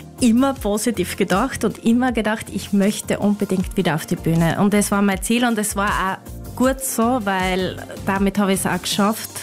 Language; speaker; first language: German; native; German